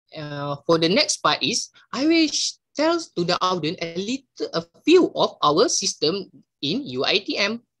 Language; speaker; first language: English; non-native, local second language; Malay